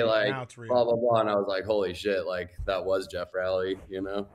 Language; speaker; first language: English; native; English